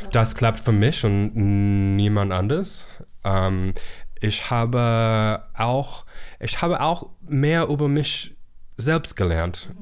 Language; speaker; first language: German; non-native, learner; English